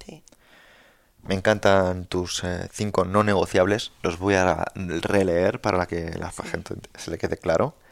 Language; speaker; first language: Spanish; native; Spanish